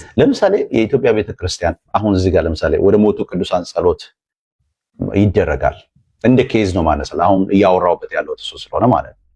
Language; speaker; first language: Amharic; native; Amharic